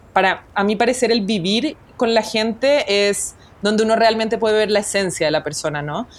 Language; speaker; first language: Spanish; native; Spanish